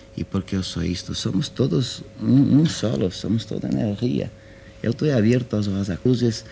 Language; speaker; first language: Spanish; non-native, learner; Portuguese